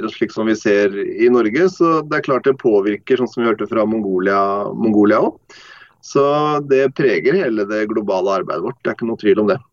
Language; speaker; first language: Norwegian; non-native, fluent; English